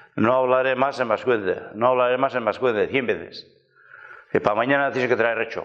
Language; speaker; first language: Spanish; non-native, local second language; Basque